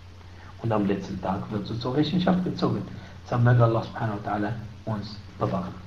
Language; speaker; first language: German; non-native, fluent; Arabic